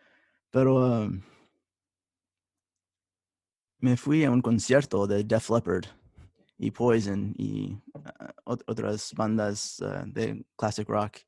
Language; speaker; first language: Spanish; early bilingual, heritage; Spanish